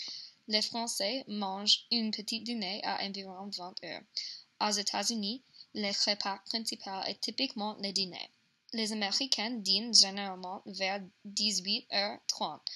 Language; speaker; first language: French; non-native, learner; English